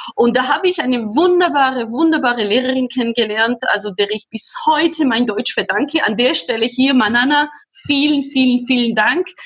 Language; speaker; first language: German; non-native, fluent; Georgian